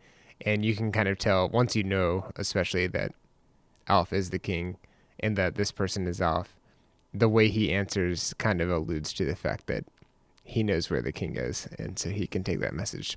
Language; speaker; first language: English; native; English